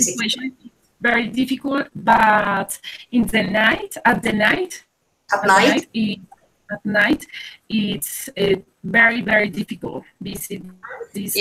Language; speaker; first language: English; non-native, learner; Spanish